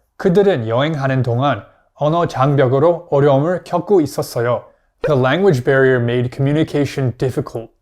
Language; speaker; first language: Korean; non-native, fluent; English